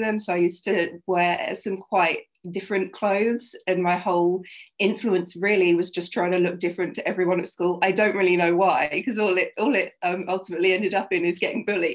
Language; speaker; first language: English; native; English